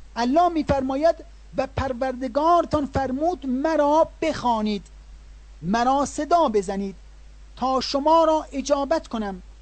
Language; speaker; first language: Persian; native; Persian